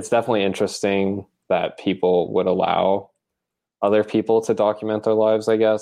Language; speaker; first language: English; native; English